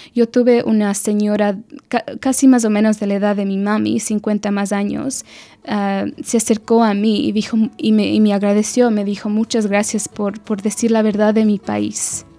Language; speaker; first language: Spanish; early bilingual, heritage; Spanish